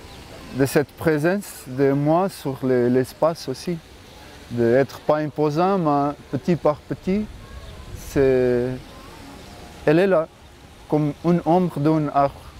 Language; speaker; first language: French; non-native, fluent; Portuguese